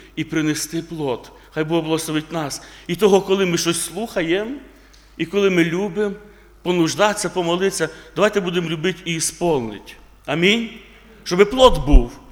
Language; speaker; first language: Ukrainian; non-native, local second language; Russian